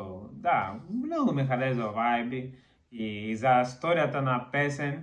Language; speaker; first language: Bulgarian; non-native, learner; Portuguese